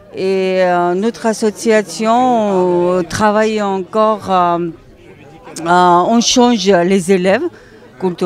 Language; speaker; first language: French; non-native, learner; Georgian